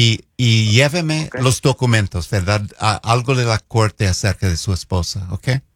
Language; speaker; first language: Spanish; non-native, fluent; English